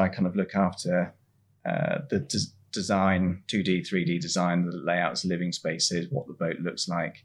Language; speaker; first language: English; native; English